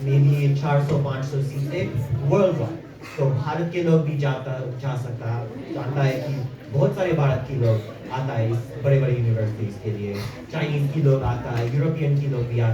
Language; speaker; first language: Hindi; early bilingual, heritage; English